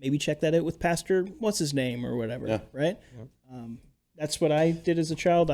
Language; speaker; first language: English; native; English